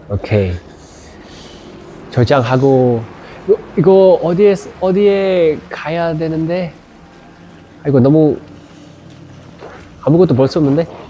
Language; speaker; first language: Korean; non-native, learner; Indonesian